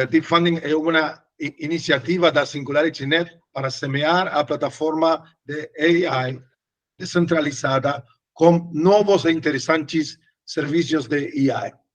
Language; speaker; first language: Portuguese; non-native, learner; Spanish